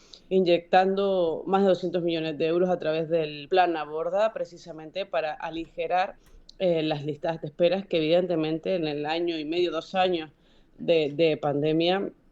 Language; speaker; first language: Spanish; native; Spanish